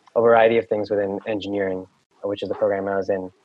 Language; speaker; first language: English; non-native, local second language; Hindi